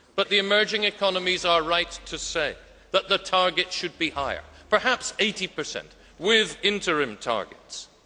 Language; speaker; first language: English; native; English